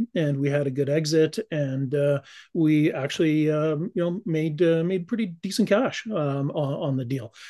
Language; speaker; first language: English; native; English